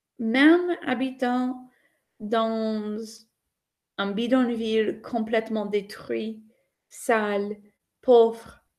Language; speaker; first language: French; non-native, fluent; English